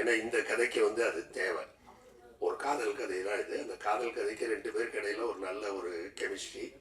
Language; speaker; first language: Tamil; native; Tamil